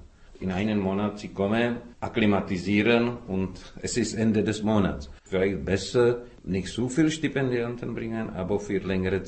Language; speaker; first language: German; non-native, fluent; Czech